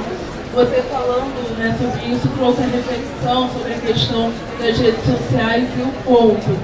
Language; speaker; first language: Portuguese; native; Portuguese